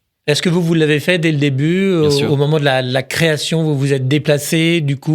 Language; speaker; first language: French; native; French